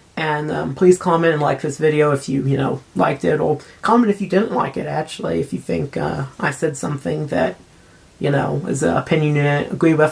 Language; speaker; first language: English; native; English